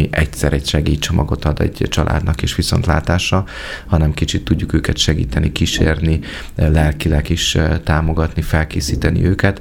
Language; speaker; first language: Hungarian; native; Hungarian